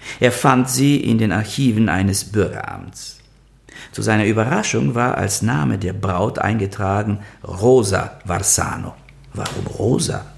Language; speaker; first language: German; non-native, fluent; Bulgarian